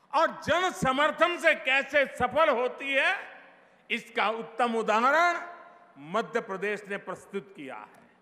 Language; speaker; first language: Hindi; non-native, local second language; Gujarati